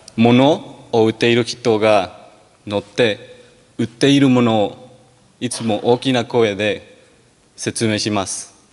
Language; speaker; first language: Japanese; non-native, fluent; Spanish